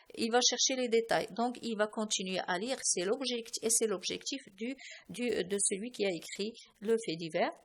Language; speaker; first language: French; non-native, local second language; Arabic